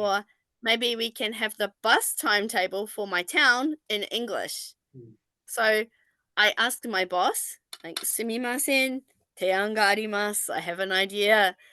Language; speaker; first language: English; non-native, fluent; Japanese